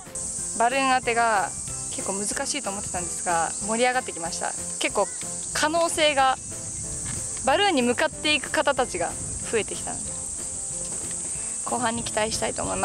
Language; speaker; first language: Japanese; native; Japanese